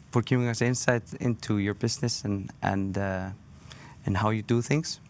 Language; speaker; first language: English; non-native, fluent; Icelandic